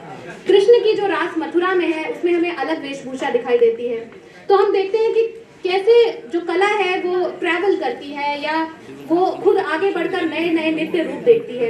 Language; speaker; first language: Hindi; native; Hindi